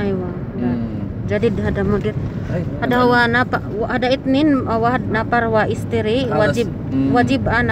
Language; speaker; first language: Arabic; non-native, learner; Filipino